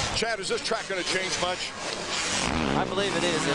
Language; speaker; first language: English; native; English